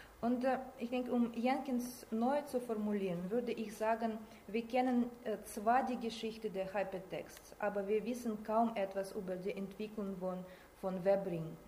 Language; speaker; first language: German; non-native, learner; Russian